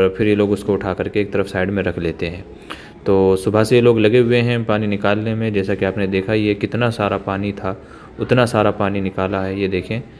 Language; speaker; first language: Hindi; native; Hindi